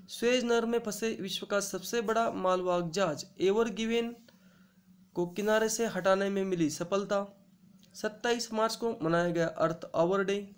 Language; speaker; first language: Hindi; non-native, local second language; Marathi